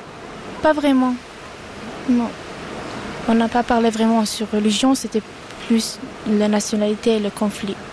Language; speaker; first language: French; non-native, learner; Arabic